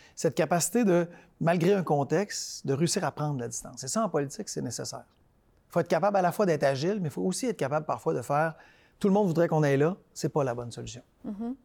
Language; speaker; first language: French; native; French